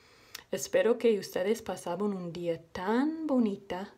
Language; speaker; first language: Spanish; non-native, learner; English